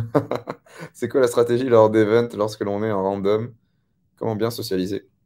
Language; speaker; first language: French; native; French